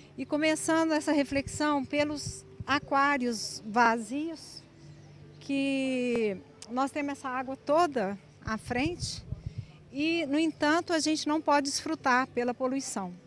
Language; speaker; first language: Portuguese; native; Portuguese